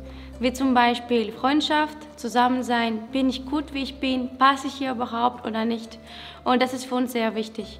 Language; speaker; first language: German; non-native, fluent; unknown